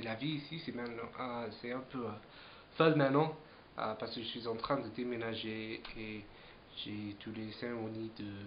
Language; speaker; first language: French; non-native, fluent; English